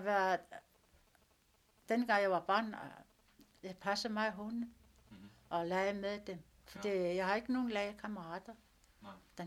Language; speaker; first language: Danish; non-native, local second language; Kalaallisut